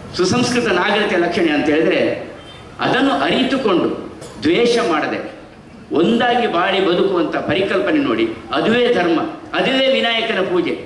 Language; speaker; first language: Kannada; non-native, local second language; Tulu